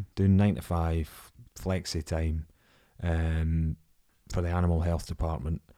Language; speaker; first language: English; native; English